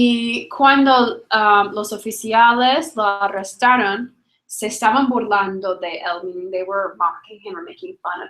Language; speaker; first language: Spanish; non-native, fluent; English